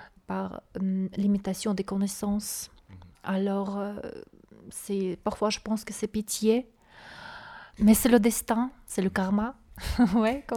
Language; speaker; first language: French; non-native, learner; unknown